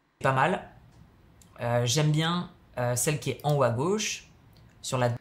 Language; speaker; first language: French; native; French